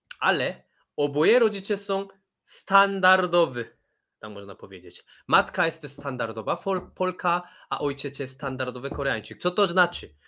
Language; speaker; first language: Polish; non-native, fluent; Korean